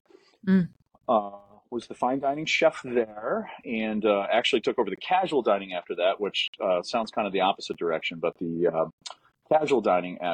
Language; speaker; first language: English; native; English